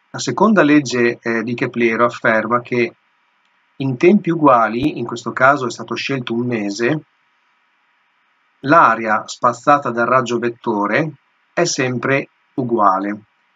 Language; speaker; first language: Italian; native; Italian